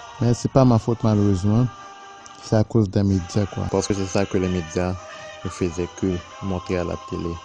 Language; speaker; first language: French; non-native, local second language; Haitian Creole